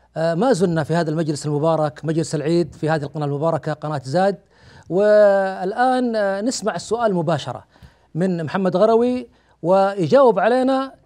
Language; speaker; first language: Arabic; native; Arabic